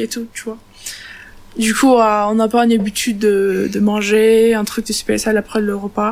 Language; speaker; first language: French; non-native, learner; Turkish